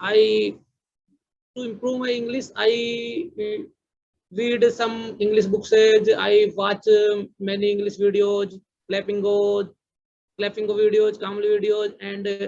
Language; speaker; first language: English; non-native, learner; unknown